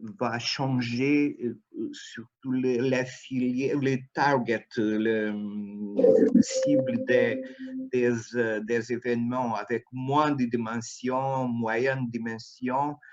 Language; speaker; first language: French; non-native, fluent; Portuguese